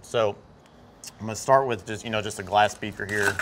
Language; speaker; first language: English; native; English